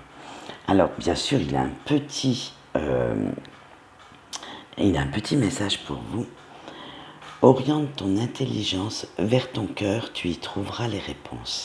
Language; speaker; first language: French; native; French